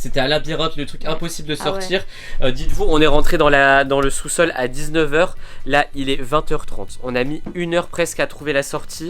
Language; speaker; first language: French; native; French